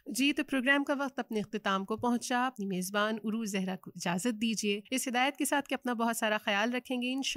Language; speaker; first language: Urdu; native; Urdu